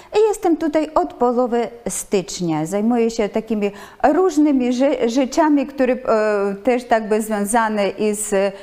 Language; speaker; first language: Polish; non-native, fluent; Ukrainian